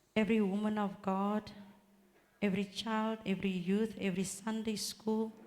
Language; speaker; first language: English; non-native, local second language; Afrikaans